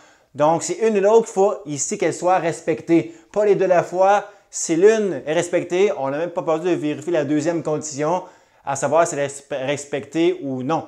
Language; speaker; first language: French; native; French